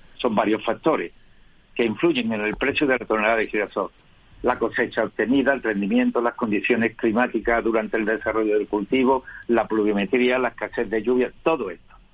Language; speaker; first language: Spanish; native; Spanish